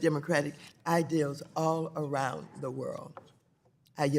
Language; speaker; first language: English; native; English